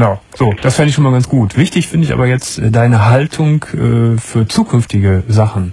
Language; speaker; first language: German; native; German